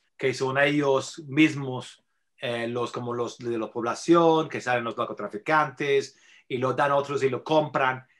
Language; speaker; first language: Spanish; non-native, fluent; English